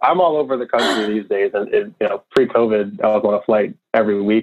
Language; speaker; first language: English; native; English